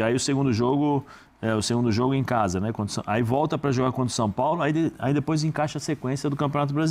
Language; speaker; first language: Portuguese; native; Portuguese